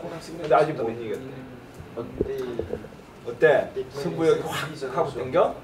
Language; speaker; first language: Korean; native; Korean